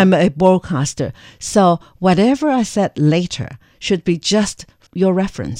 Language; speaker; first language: English; non-native, fluent; Chinese